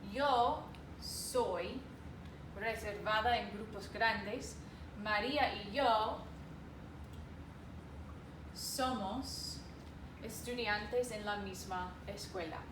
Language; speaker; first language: Spanish; non-native, fluent; English